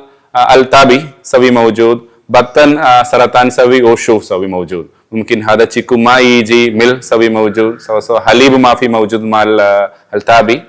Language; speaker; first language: Arabic; non-native, learner; Malayalam